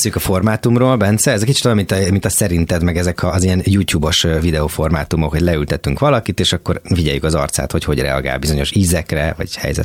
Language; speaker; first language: Hungarian; native; Hungarian